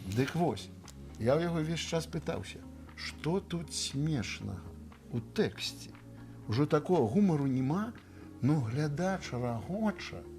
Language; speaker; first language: Belarusian; native; Belarusian